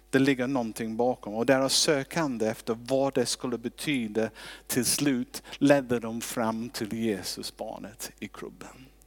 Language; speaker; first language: Swedish; non-native, fluent; English